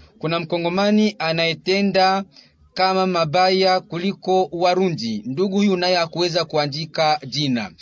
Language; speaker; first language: Swahili; native; Swahili